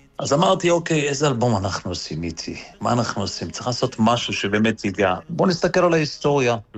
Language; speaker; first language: Hebrew; native; Hebrew